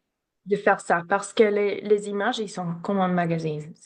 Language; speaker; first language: French; non-native, learner; English